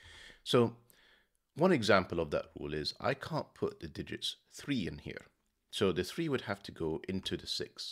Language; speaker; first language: English; native; English